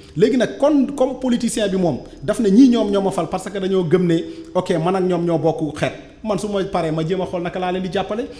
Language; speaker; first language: Wolof; non-native, local second language; Fula